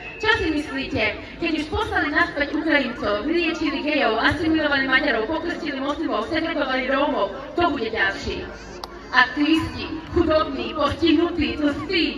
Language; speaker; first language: Slovak; non-native, local second language; Hungarian